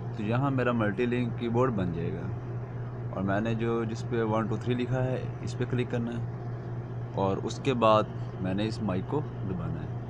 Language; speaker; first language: Urdu; native; Urdu